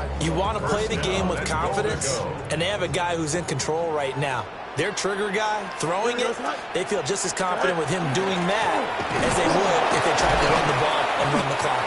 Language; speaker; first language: English; native; English